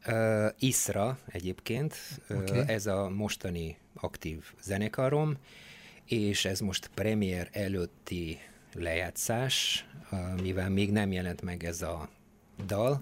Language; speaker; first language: Hungarian; non-native, fluent; Bulgarian